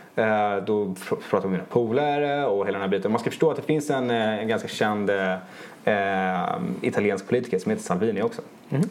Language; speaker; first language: Swedish; early bilingual, other home language; Italian